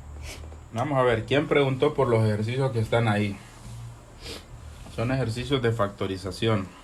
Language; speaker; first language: Spanish; native; Spanish